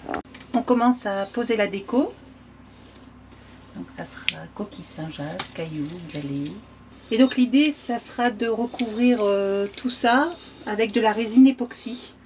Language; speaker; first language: French; native; French